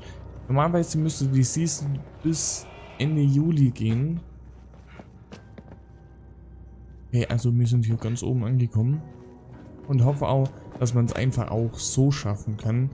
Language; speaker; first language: German; native; German